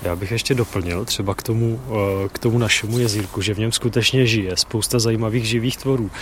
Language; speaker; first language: Czech; native; Czech